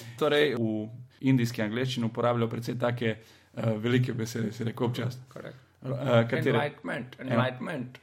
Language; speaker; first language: Slovenian; native; Slovenian